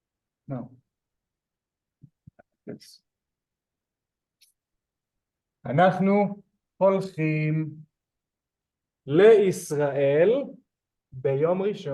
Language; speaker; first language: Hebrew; non-native, fluent; English